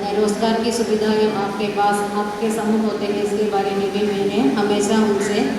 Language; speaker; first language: Hindi; non-native, local second language; Malayalam